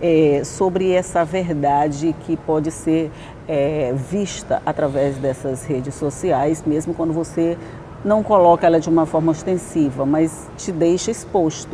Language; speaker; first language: Portuguese; native; Portuguese